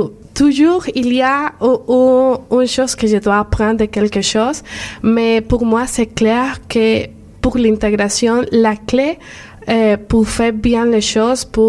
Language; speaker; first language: French; non-native, learner; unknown